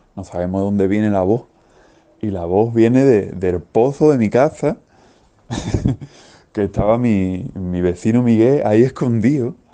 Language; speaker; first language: Spanish; native; Spanish